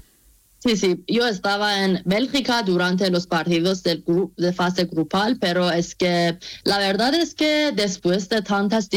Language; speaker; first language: Spanish; non-native, fluent; Persian